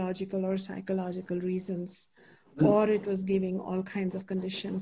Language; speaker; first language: English; non-native, local second language; Hindi